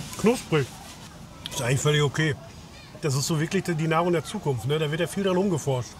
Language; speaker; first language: German; native; German